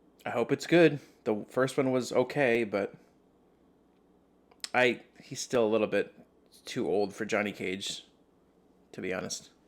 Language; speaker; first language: English; native; English